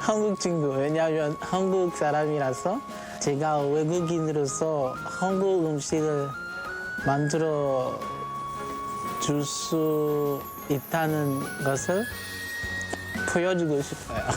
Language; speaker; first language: Korean; non-native, learner; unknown